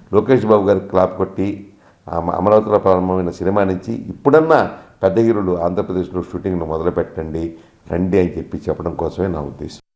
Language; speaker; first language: Telugu; native; Telugu